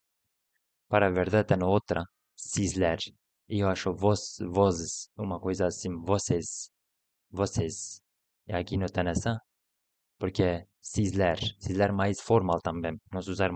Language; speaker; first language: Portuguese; non-native, learner; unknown